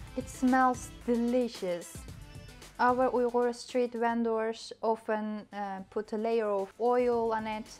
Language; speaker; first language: English; non-native, fluent; Chinese